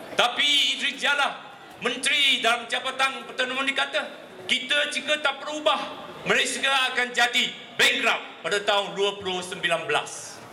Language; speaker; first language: Malay; non-native, local second language; Chinese